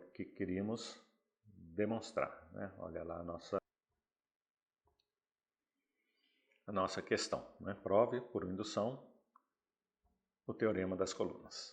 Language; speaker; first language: Portuguese; native; Portuguese